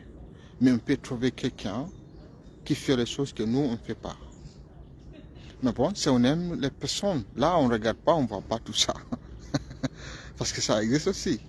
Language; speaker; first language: French; non-native, fluent; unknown